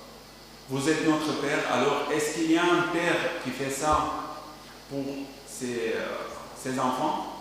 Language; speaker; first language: French; non-native, learner; Arabic